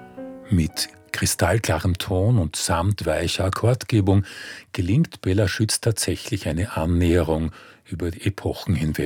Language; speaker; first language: German; native; German